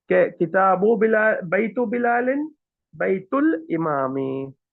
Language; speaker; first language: Arabic; non-native, fluent; Urdu